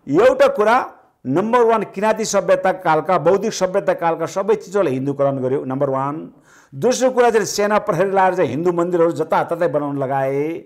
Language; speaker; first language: Nepali; non-native, local second language; Sherpa